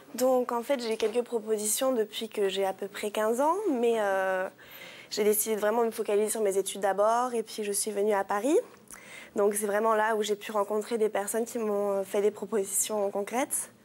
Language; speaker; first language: French; native; French